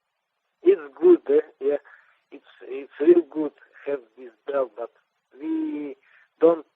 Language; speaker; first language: English; non-native, learner; Russian